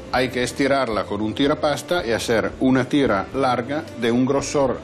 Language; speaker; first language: Spanish; non-native, fluent; Italian